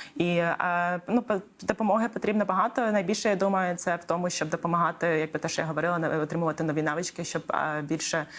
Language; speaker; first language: Ukrainian; native; Ukrainian